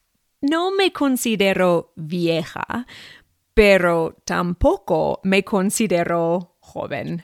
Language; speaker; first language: Spanish; non-native, fluent; English